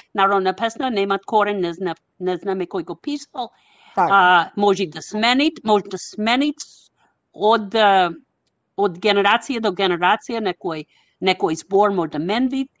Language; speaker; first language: Macedonian; non-native, fluent; English